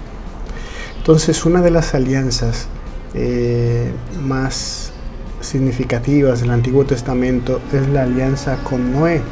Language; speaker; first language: Spanish; native; Spanish